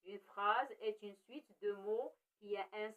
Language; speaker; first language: French; non-native, local second language; Arabic